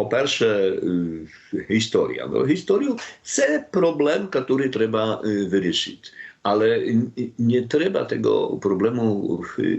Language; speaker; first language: Ukrainian; non-native, learner; Polish